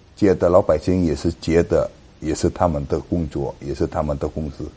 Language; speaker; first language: Chinese; non-native, learner; Indonesian